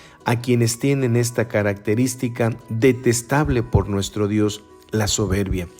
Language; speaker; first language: Spanish; native; Spanish